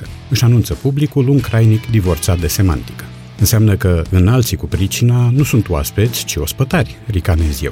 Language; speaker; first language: Romanian; native; Romanian